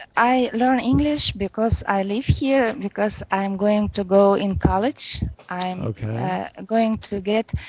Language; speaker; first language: English; non-native, learner; Russian